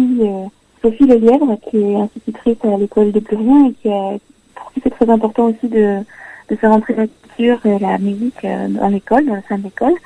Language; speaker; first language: French; native; French